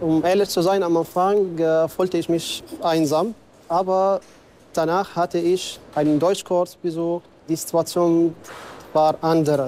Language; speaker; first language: German; non-native, learner; Arabic